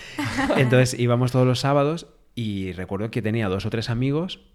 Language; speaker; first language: Spanish; non-native, local second language; Galician